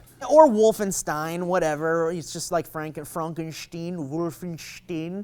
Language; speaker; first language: English; native; English